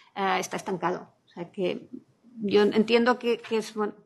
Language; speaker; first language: Spanish; non-native, local second language; Catalan